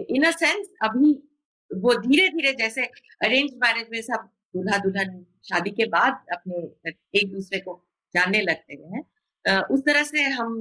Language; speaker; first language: Hindi; non-native, local second language; Bangla